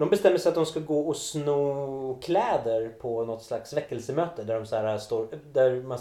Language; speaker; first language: Swedish; native; Swedish